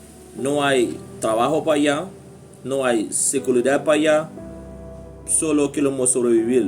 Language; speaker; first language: Spanish; non-native, learner; Haitian Creole